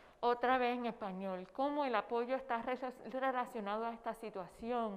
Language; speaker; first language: Spanish; non-native, fluent; English